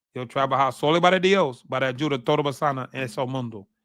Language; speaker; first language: Spanish; non-native, learner; English